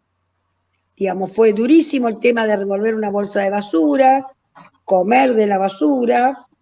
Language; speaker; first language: Spanish; native; Spanish